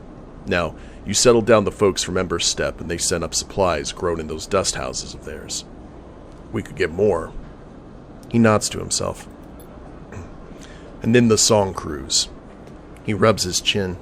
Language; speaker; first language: English; native; English